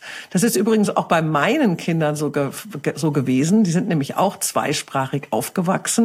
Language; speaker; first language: German; native; German